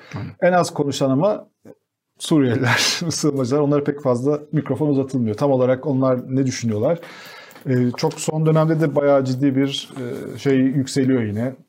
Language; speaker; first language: Turkish; native; Turkish